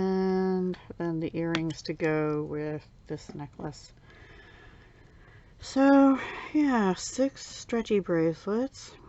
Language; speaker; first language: English; native; English